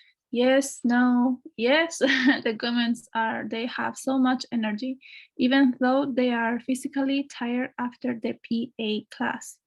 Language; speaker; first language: English; non-native, fluent; Spanish